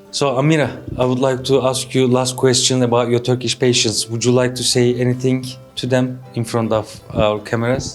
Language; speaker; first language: English; non-native, fluent; Turkish